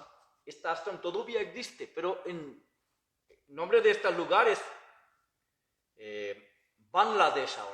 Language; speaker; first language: Spanish; non-native, learner; Bangla